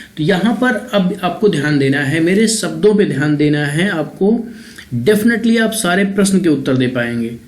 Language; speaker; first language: Hindi; native; Hindi